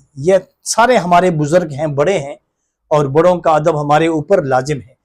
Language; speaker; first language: Urdu; non-native, local second language; Pashto